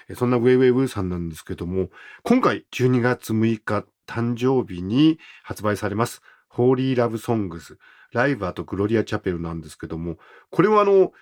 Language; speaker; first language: Japanese; native; Japanese